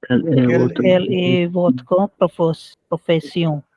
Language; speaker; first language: French; non-native, learner; Hindi